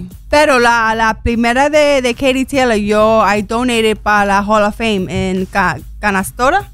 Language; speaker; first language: Spanish; early bilingual, heritage; English